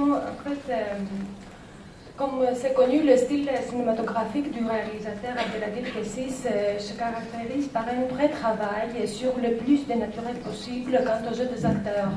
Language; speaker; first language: French; non-native, fluent; Greek